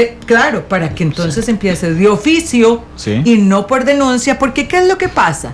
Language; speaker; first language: Spanish; native; Spanish